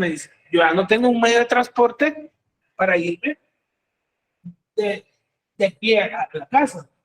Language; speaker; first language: Spanish; native; Spanish